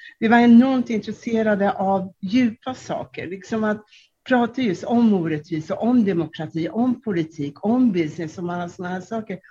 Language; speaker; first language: Swedish; non-native, fluent; Czech